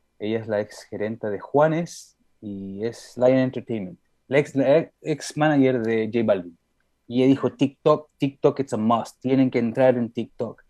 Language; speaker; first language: Spanish; early bilingual, heritage; Spanish